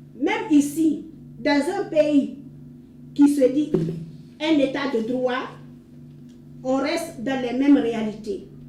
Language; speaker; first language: French; non-native, local second language; Fula